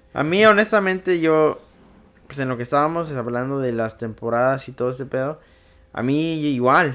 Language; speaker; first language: Spanish; native; Spanish